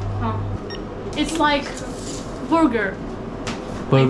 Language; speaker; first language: English; non-native, learner; Russian